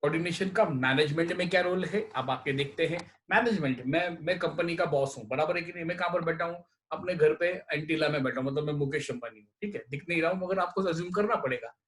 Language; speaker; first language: Hindi; non-native, local second language; Marathi